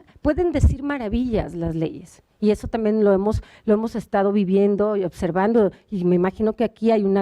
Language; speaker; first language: Spanish; native; Spanish